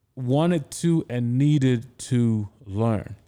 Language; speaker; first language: English; non-native, local second language; Igbo